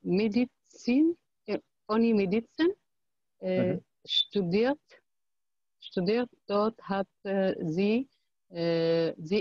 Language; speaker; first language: German; non-native, learner; Arabic